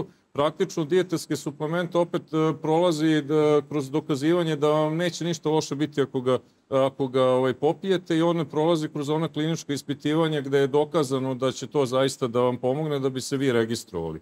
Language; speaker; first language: Serbian; native; Serbian